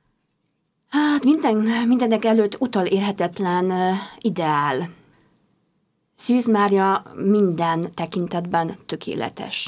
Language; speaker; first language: Hungarian; non-native, fluent; Polish